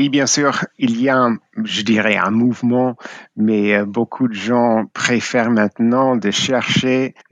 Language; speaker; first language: French; non-native, fluent; English